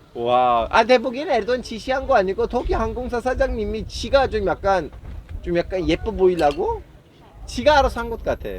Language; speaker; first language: Korean; non-native, fluent; Turkish